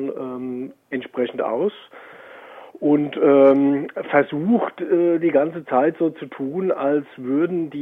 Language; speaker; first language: German; native; German